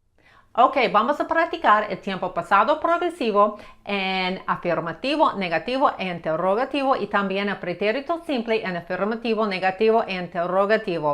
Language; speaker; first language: Spanish; non-native, fluent; English